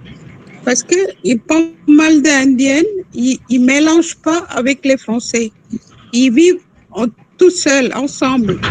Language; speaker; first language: French; non-native, local second language; Tamil